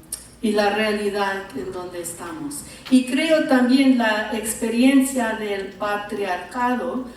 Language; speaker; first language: Spanish; early bilingual, heritage; English